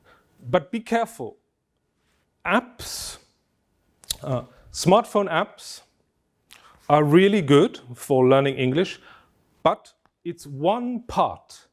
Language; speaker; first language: English; non-native, fluent; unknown